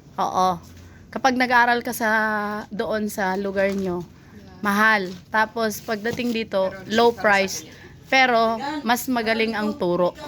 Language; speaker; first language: Filipino; non-native, local second language; Cebuano